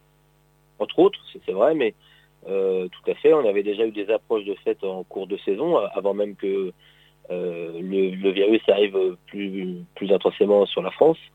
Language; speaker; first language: French; native; French